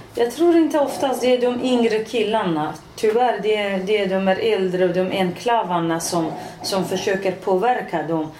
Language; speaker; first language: Swedish; non-native, fluent; Persian